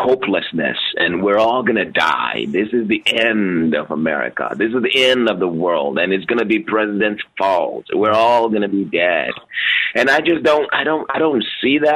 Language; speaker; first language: English; non-native, local second language; Yoruba